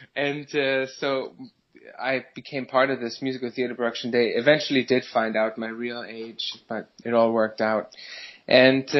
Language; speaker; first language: English; non-native, fluent; German